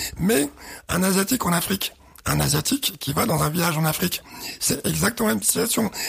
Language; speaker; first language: French; early bilingual, other home language; Arabic